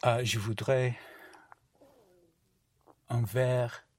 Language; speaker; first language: French; non-native, learner; English